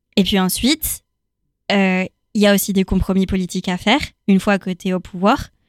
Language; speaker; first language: French; non-native, fluent; Spanish